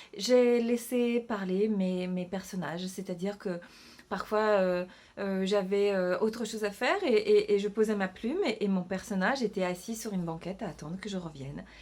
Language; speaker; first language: French; non-native, fluent; Italian